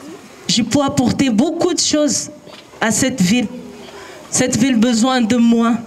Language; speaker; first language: French; non-native, learner; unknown